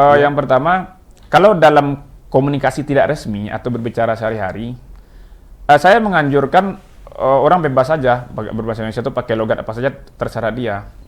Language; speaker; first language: Indonesian; non-native, local second language; Minangkabau